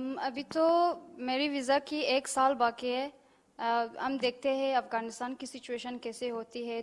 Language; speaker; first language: Hindi; non-native, learner; Persian